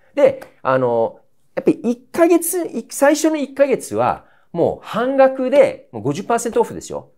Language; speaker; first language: Japanese; non-native, fluent; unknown